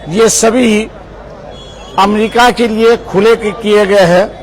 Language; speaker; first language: Hindi; non-native, local second language; Marathi